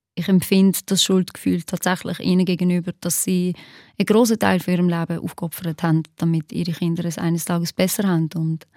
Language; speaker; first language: German; early bilingual, other home language; Albanian